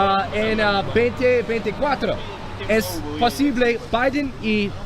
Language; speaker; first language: Spanish; non-native, learner; English